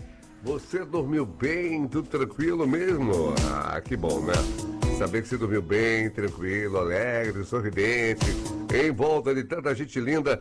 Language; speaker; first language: Portuguese; native; Portuguese